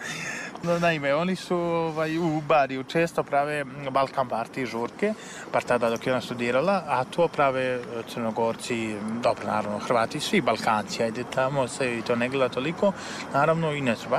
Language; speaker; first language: Serbian; native; Serbian